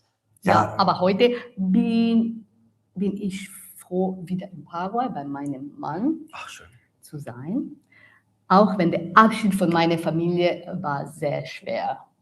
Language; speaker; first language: German; non-native, learner; Italian